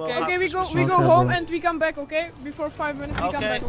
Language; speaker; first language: English; non-native, learner; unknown